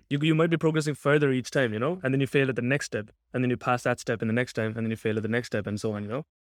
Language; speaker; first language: English; native; English